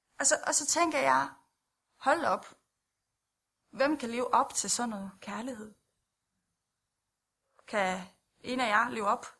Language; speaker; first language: Danish; non-native, fluent; Romanian